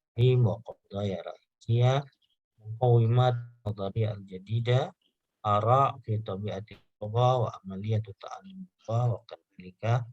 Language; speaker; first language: Arabic; non-native, fluent; Indonesian